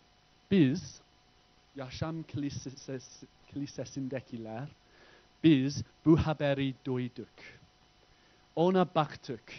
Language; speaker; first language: Turkish; non-native, fluent; English